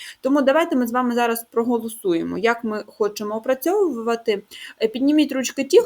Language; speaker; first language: Ukrainian; native; Ukrainian